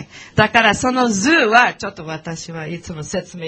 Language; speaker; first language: Japanese; non-native, learner; English